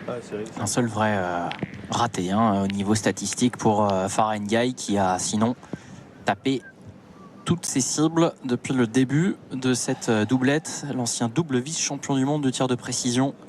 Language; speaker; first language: French; native; French